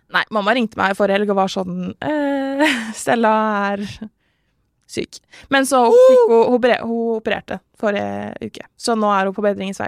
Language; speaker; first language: Norwegian; native; Norwegian